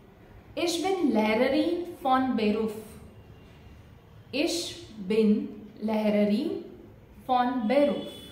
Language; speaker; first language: German; non-native, fluent; Marathi